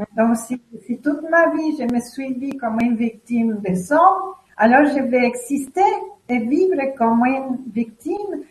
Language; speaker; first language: French; non-native, fluent; Spanish